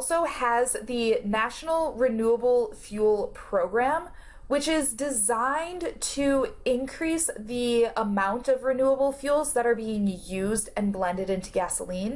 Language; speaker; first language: English; native; English